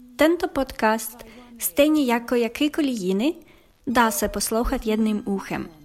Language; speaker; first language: Czech; non-native, fluent; Ukrainian